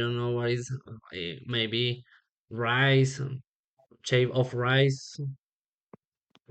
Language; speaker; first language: English; non-native, learner; Spanish